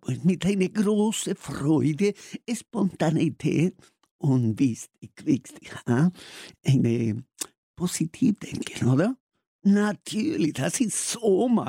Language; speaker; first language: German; non-native, learner; Spanish